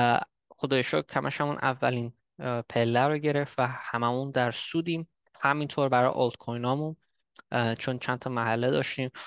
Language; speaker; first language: Persian; early bilingual, heritage; Persian